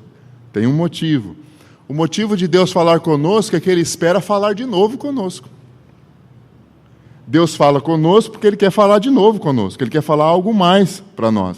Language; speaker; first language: Portuguese; native; Portuguese